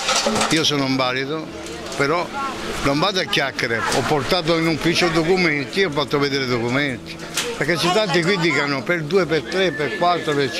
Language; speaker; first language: Italian; non-native, learner; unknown